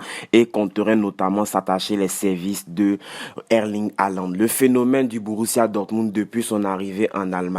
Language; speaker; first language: French; native; French